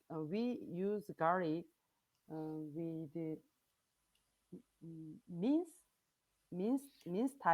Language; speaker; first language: English; non-native, learner; Korean